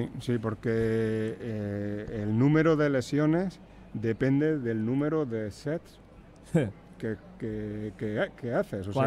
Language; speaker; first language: Spanish; native; Spanish